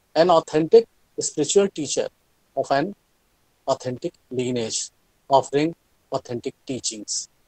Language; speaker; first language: English; non-native, local second language; Hindi